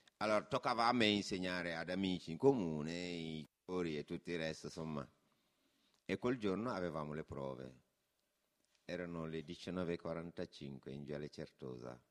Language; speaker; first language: Italian; non-native, fluent; Wolof